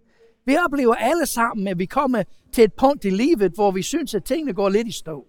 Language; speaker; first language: Danish; non-native, fluent; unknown